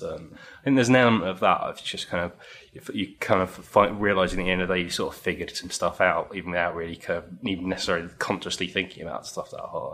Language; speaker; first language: English; native; English